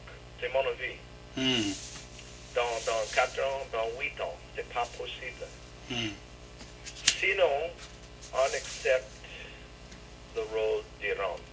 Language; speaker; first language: French; non-native, fluent; English